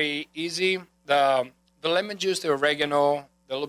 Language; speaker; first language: English; non-native, fluent; Greek